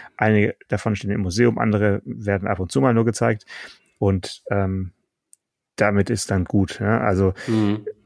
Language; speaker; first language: German; native; German